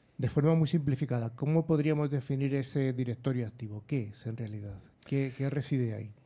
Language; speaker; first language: Spanish; native; Spanish